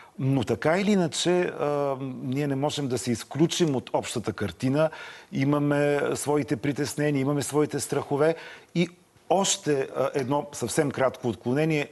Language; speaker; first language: Bulgarian; native; Bulgarian